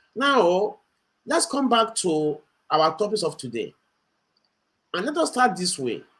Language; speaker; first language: English; non-native, local second language; Yoruba